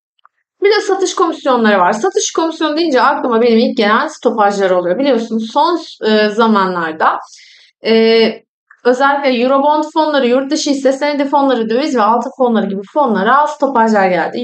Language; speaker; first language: Turkish; native; Turkish